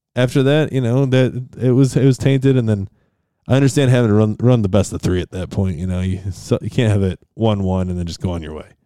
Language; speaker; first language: English; native; English